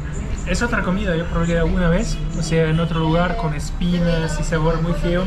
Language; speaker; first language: Spanish; non-native, learner; German